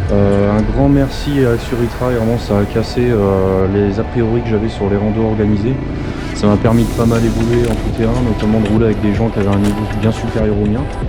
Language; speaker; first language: French; native; French